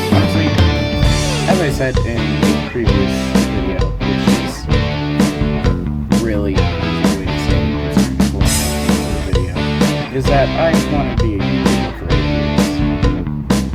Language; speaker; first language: English; native; English